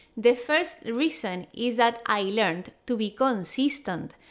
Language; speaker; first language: English; non-native, fluent; Spanish